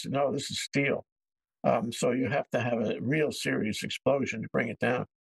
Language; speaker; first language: English; native; English